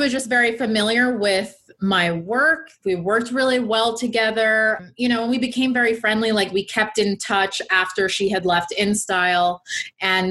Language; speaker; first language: English; native; English